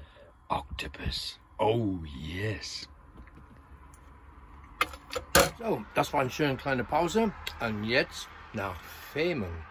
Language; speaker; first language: German; non-native, fluent; English